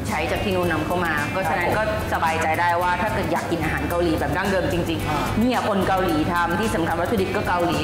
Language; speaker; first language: Thai; native; Thai